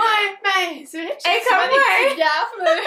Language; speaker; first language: French; native; French